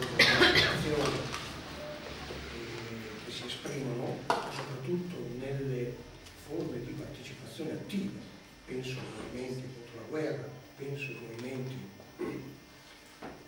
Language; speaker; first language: Italian; native; Italian